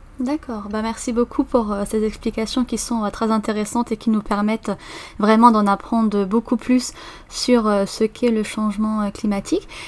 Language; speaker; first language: French; native; French